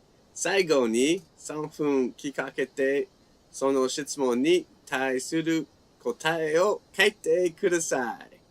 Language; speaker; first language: Japanese; non-native, fluent; English